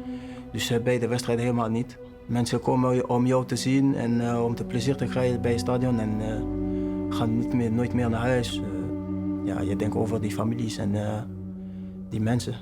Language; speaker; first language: Dutch; non-native, learner; French